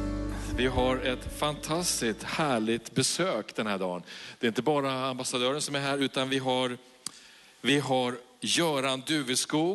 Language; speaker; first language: Swedish; native; Swedish